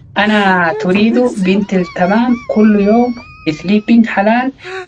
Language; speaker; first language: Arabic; non-native, learner; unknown